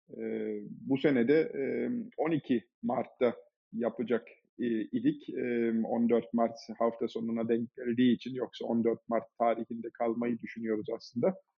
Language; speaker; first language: Turkish; early bilingual, heritage; Turkish